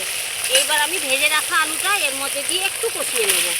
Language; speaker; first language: Bangla; native; Bangla